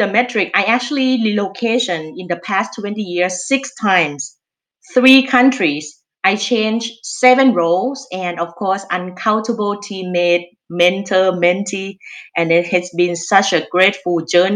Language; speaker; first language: English; non-native, fluent; Thai